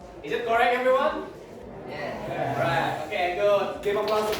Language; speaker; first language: English; non-native, learner; Indonesian